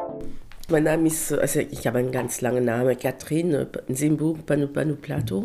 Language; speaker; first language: German; non-native, fluent; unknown